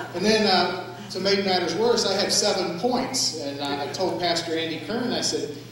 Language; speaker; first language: English; native; English